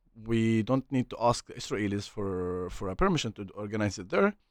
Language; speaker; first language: English; non-native, fluent; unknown